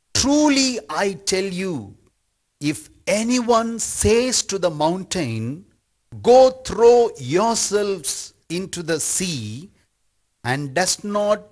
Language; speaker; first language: English; non-native, local second language; Tamil